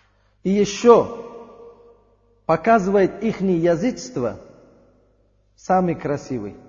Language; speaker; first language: Russian; non-native, learner; Uzbek